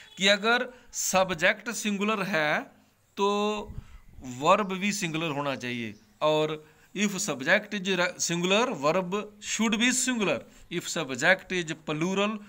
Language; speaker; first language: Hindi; non-native, local second language; Punjabi